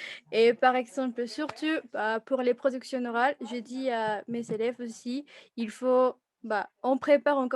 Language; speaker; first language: French; non-native, fluent; Spanish